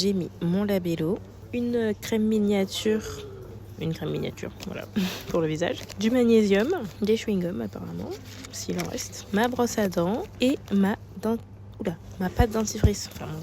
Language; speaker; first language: French; native; French